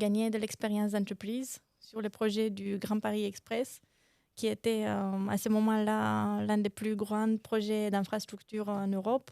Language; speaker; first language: French; non-native, fluent; Romanian